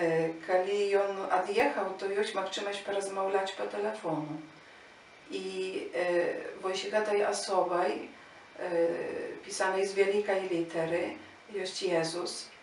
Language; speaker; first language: Polish; non-native, learner; Ukrainian